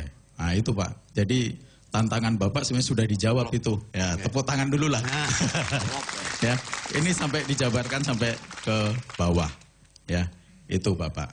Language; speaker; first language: Indonesian; non-native, local second language; Javanese